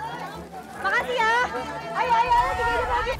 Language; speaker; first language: Indonesian; native; Indonesian